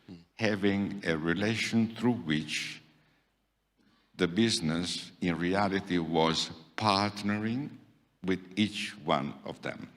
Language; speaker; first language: English; non-native, fluent; Italian